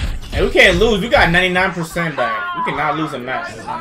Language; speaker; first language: English; early bilingual, other home language; Spanish